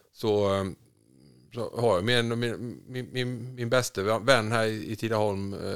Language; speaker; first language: Swedish; native; Swedish